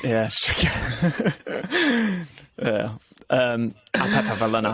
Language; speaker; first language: Welsh; non-native, local second language; English